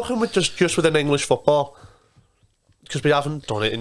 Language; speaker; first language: English; native; English